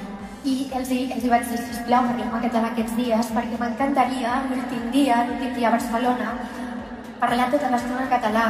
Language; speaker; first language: Catalan; non-native, local second language; Spanish